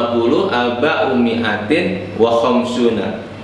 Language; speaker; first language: Arabic; non-native, fluent; Indonesian